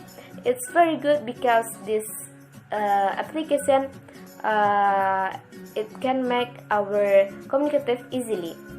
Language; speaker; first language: English; non-native, learner; Indonesian